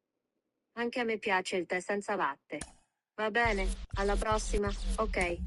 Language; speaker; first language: Italian; non-native, learner; English